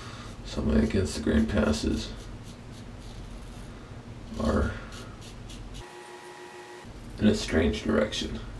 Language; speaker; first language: English; native; English